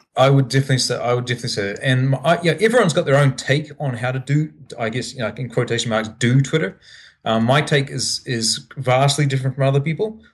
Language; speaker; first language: English; native; English